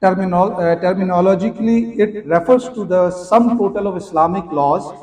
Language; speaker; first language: English; non-native, local second language; Urdu